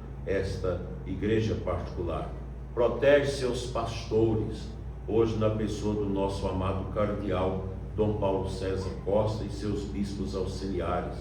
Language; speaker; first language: Portuguese; native; Portuguese